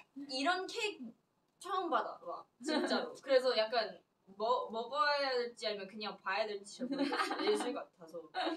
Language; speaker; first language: Korean; early bilingual, heritage; Korean